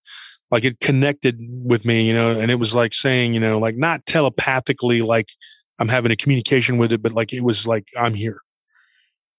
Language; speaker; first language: English; native; English